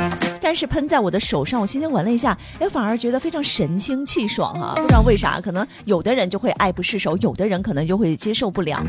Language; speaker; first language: Chinese; native; Chinese